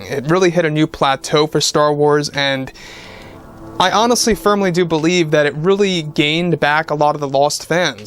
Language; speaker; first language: English; native; English